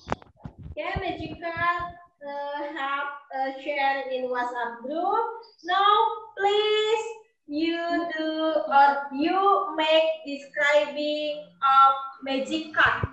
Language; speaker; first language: English; non-native, learner; Indonesian